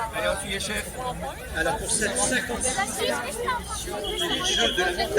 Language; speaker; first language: French; native; French